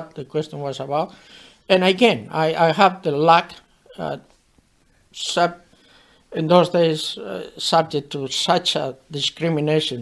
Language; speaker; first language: English; non-native, fluent; Spanish